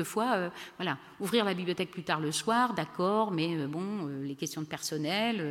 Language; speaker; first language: French; native; French